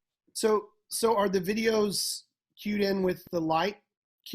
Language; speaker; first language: English; native; English